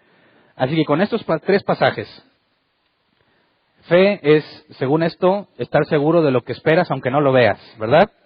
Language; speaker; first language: Spanish; native; Spanish